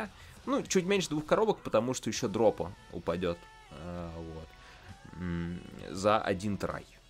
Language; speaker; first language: Russian; native; Russian